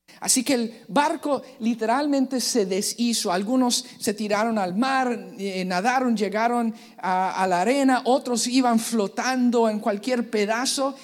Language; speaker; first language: Spanish; native; Spanish